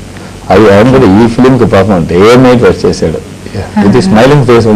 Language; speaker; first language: Telugu; non-native, learner; Tamil